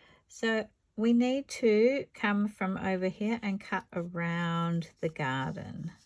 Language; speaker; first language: English; native; English